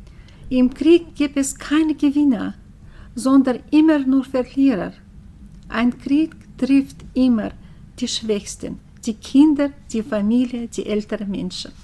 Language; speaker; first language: German; early bilingual, heritage; German